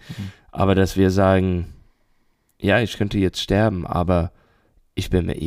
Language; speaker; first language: German; non-native, learner; English